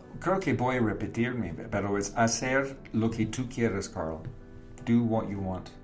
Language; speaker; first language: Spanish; non-native, fluent; English